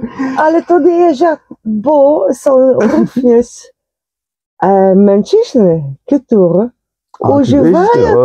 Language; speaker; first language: Polish; non-native, learner; Dutch